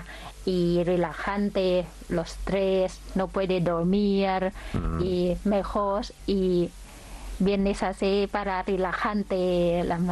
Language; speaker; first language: Spanish; non-native, learner; Thai